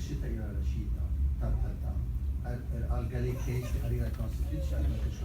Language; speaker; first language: Lithuanian; early bilingual, heritage; English